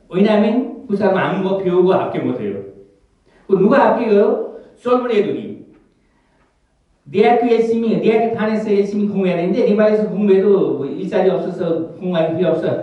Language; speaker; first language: Korean; non-native, fluent; Nepali